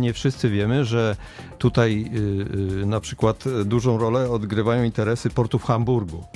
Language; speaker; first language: Polish; native; Polish